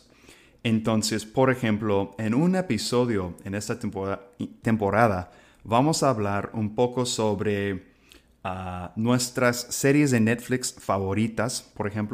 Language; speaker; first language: Spanish; non-native, fluent; English